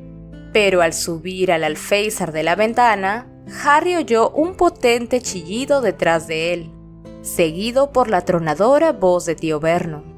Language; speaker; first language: Spanish; native; Spanish